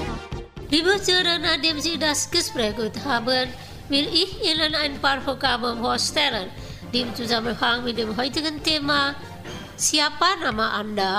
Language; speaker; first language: German; non-native, fluent; Indonesian